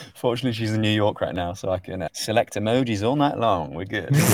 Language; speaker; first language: English; native; English